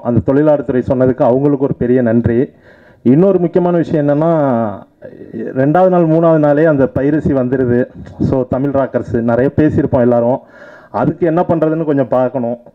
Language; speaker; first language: Tamil; native; Tamil